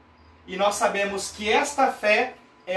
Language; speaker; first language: Portuguese; native; Portuguese